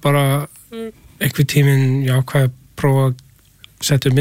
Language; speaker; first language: Icelandic; non-native, learner; English